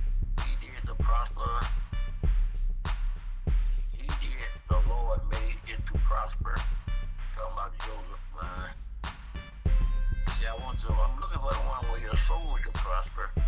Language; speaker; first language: English; native; English